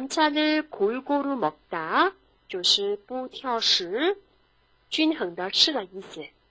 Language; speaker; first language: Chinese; non-native, fluent; Korean